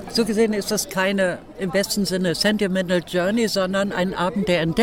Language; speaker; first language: German; native; German